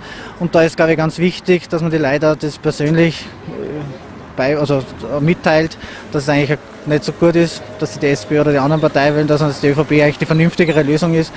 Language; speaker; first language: German; native; German